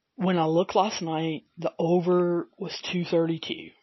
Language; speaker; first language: English; native; English